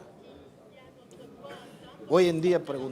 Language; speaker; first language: Spanish; non-native, fluent; Portuguese